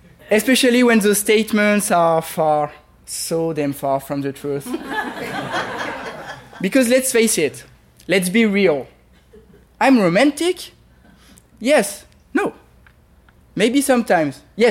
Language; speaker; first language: English; non-native, fluent; French